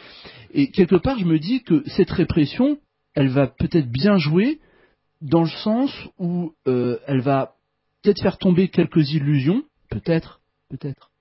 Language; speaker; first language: French; native; French